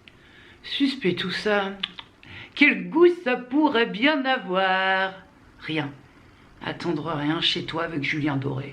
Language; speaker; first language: French; native; French